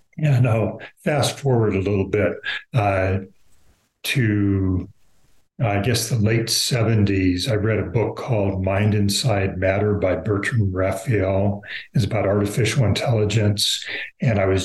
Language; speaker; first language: English; native; English